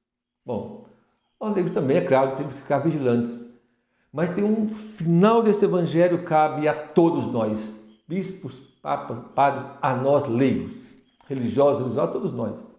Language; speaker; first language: Portuguese; native; Portuguese